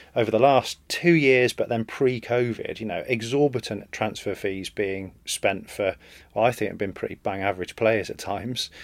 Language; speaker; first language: English; native; English